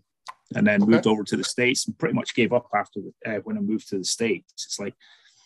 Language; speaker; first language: English; native; English